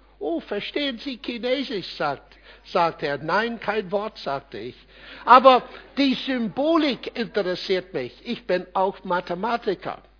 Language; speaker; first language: German; non-native, fluent; English